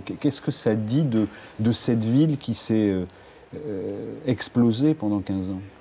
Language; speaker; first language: French; native; French